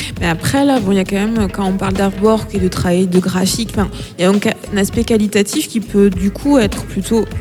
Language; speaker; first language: French; native; French